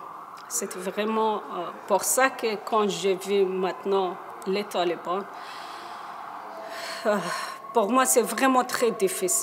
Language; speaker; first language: French; non-native, learner; Persian